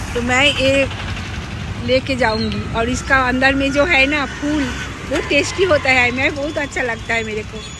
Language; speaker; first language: Hindi; non-native, local second language; Bangla